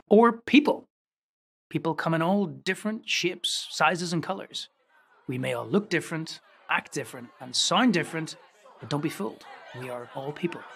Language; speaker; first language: English; native; English